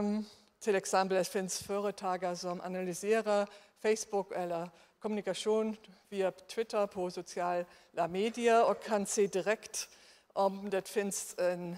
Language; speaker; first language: Danish; non-native, learner; German